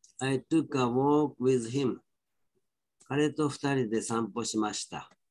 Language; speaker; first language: Japanese; native; Japanese